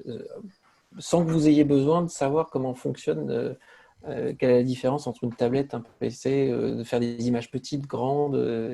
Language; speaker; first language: French; native; French